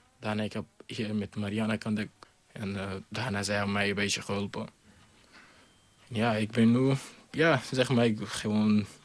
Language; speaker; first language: Dutch; non-native, learner; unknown